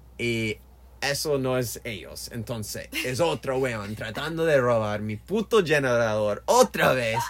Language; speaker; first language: Spanish; non-native, learner; English